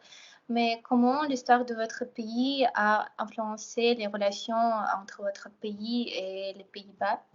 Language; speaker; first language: French; non-native, fluent; Russian